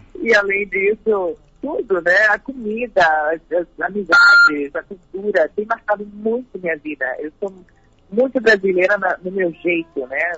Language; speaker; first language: Portuguese; early bilingual, heritage; Spanish